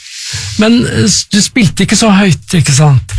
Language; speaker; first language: Norwegian; native; Norwegian